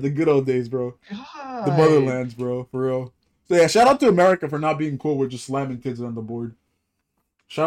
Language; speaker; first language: English; non-native, local second language; Yoruba